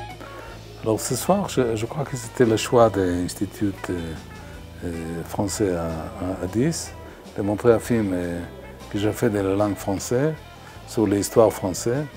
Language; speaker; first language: French; non-native, fluent; Hebrew